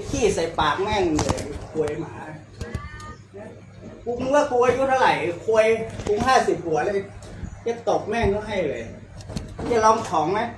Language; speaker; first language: Thai; native; Thai